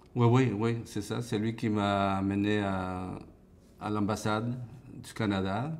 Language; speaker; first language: French; non-native, fluent; Spanish